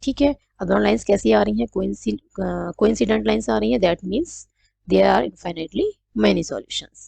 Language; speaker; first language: Hindi; native; Hindi